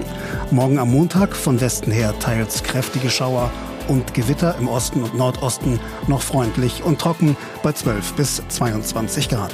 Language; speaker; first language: German; native; German